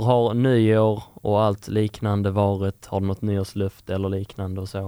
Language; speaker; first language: Swedish; native; Swedish